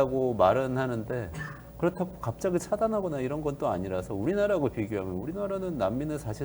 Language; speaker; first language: Korean; native; Korean